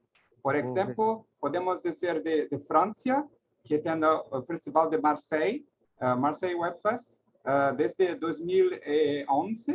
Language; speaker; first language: Spanish; non-native, learner; Portuguese